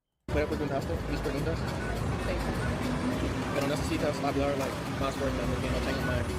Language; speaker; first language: Spanish; non-native, learner; English